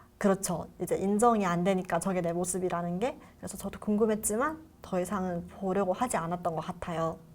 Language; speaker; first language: Korean; native; Korean